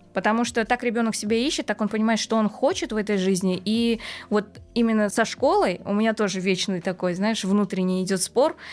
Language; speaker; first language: Russian; native; Russian